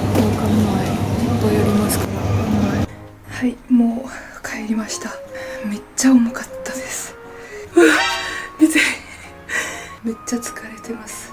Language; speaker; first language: Japanese; non-native, learner; French